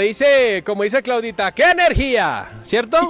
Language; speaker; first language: Spanish; native; Spanish